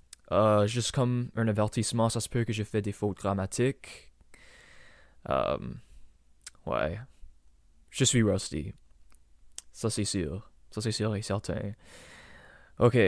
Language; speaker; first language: French; non-native, local second language; English